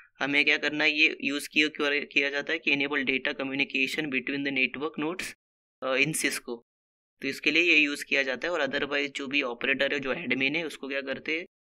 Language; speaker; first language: Hindi; non-native, local second language; Marathi